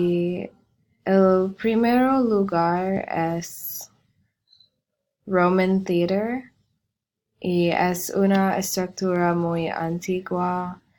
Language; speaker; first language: Spanish; non-native, learner; English